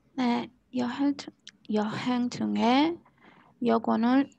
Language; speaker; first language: Korean; non-native, learner; Spanish